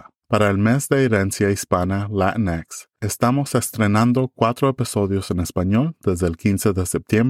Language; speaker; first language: Spanish; early bilingual, heritage; English